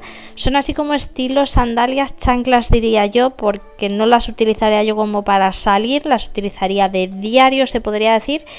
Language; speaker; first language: Spanish; native; Spanish